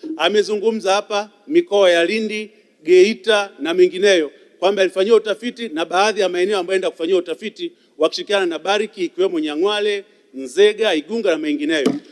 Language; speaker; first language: Swahili; native; Swahili